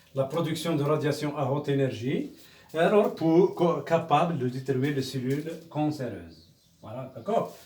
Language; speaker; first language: French; non-native, local second language; Arabic